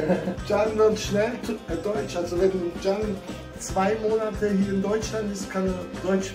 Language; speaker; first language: German; non-native, local second language; Turkish